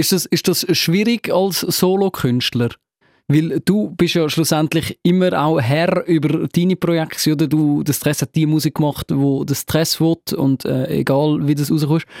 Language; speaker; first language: German; native; German